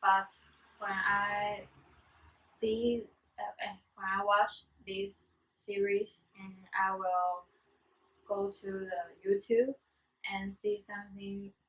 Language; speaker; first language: English; non-native, learner; Chinese